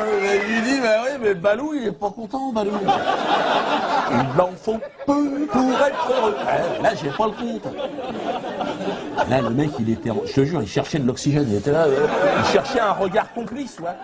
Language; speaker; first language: French; native; French